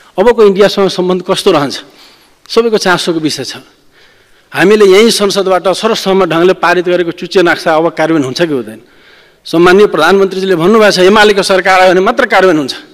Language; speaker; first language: Nepali; non-native, local second language; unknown